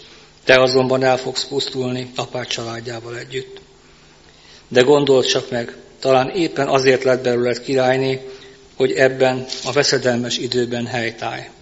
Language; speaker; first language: Hungarian; native; Hungarian